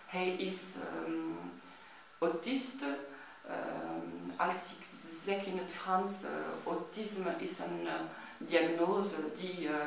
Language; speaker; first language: Dutch; non-native, learner; French